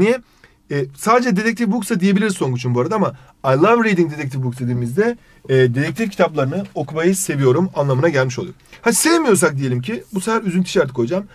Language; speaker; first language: Turkish; native; Turkish